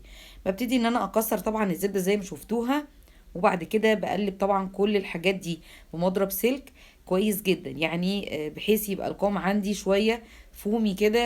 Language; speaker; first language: Arabic; native; Arabic